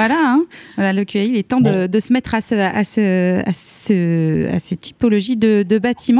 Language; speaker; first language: French; native; French